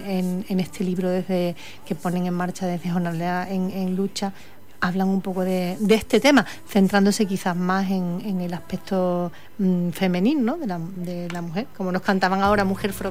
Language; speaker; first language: Spanish; native; Spanish